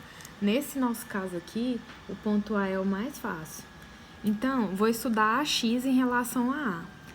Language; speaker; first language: Portuguese; native; Portuguese